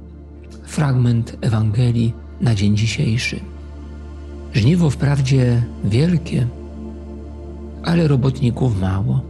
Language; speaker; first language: Polish; native; Polish